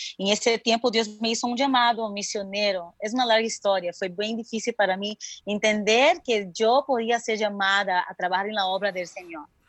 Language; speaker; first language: Spanish; non-native, fluent; Portuguese